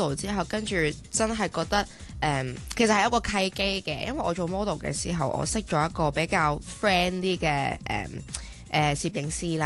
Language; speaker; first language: Cantonese; native; Cantonese